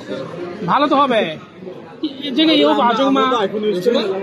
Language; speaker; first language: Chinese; non-native, learner; Bangla